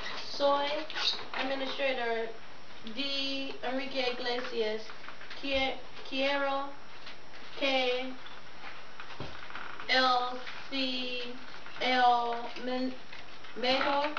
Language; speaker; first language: Spanish; non-native, learner; English